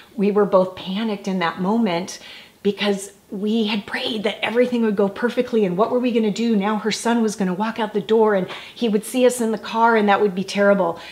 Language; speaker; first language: English; native; English